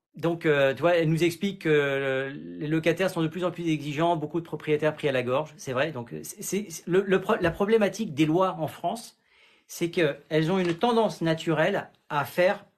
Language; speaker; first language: French; native; French